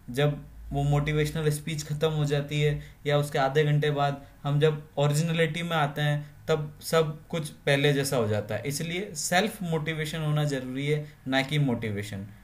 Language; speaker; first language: Hindi; native; Hindi